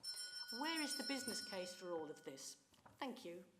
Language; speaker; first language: English; native; English